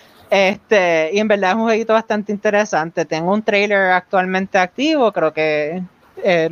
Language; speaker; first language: Spanish; native; Spanish